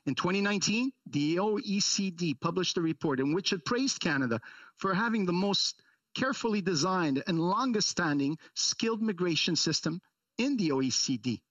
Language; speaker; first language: English; early bilingual, other home language; Italian